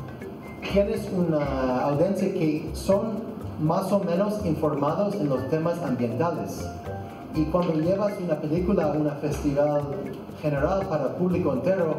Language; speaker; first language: Spanish; non-native, fluent; English